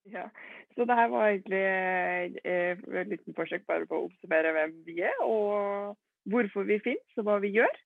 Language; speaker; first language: Norwegian; native; Norwegian